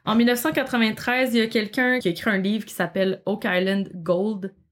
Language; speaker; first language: French; native; French